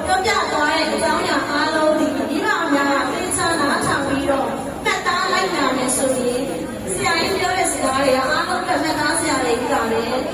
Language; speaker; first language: Burmese; native; Burmese